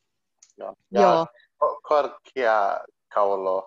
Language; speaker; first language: Finnish; non-native, learner; Arabic